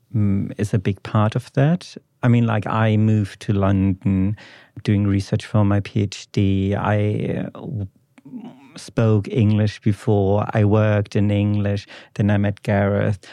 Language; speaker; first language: English; non-native, fluent; German